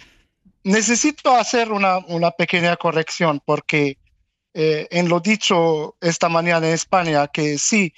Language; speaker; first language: Spanish; non-native, fluent; Arabic